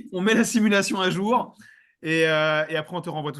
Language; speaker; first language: French; native; French